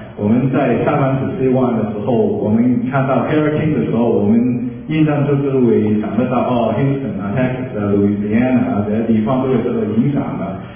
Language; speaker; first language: Chinese; non-native, local second language; Cantonese